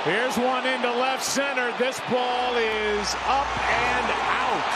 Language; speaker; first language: English; native; English